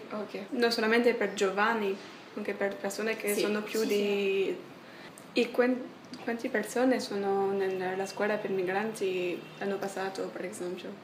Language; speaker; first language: Italian; non-native, learner; French